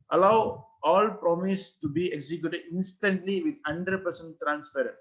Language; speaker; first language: English; non-native, local second language; Tamil